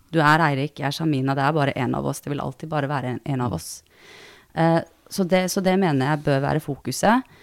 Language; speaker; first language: Norwegian; early bilingual, other home language; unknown